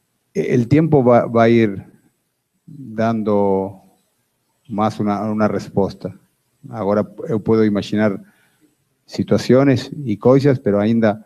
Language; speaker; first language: Spanish; non-native, fluent; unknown